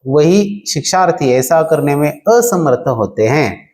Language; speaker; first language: Hindi; non-native, local second language; Marathi